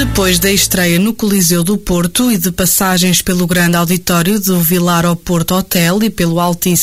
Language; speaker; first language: Portuguese; native; Portuguese